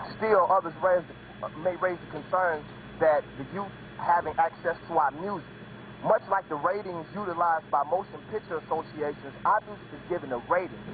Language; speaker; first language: English; native; English